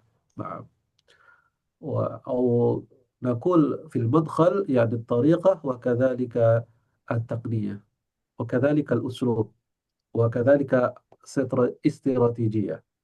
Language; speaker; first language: Arabic; non-native, fluent; Indonesian